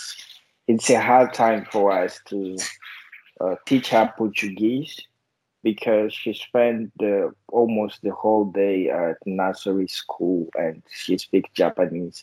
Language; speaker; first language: English; non-native, fluent; Portuguese